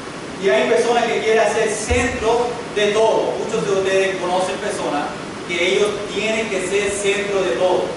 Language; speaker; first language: Spanish; non-native, fluent; English